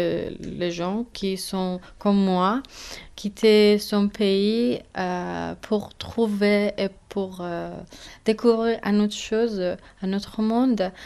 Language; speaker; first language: French; non-native, learner; Persian